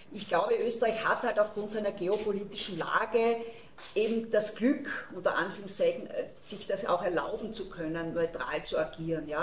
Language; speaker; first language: German; native; German